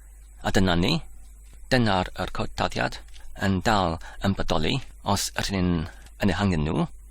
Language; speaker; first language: Welsh; non-native, learner; English